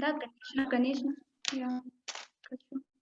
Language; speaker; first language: Russian; non-native, learner; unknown